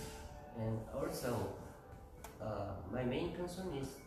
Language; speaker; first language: English; non-native, learner; Korean